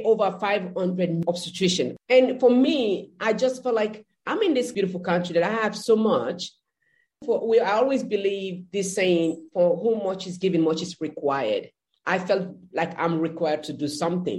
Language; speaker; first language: English; non-native, local second language; Krio